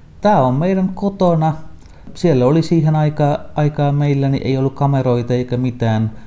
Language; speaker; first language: Finnish; non-native, fluent; Tamil